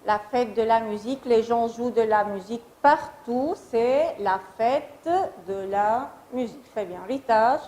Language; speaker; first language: French; non-native, fluent; Arabic